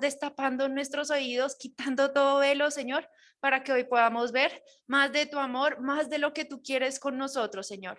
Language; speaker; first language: Spanish; native; Spanish